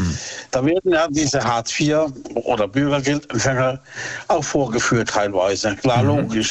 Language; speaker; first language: German; native; German